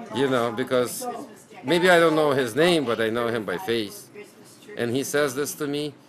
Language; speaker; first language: English; non-native, fluent; Ukrainian